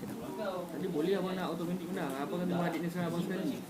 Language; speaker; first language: Malay; native; Malay